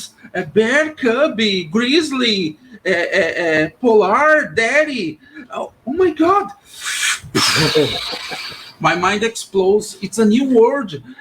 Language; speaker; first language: English; non-native, learner; Portuguese